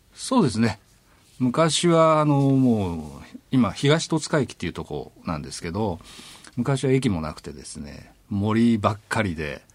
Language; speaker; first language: Japanese; native; Japanese